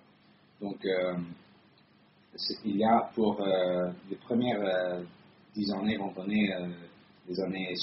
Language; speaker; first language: French; non-native, fluent; Italian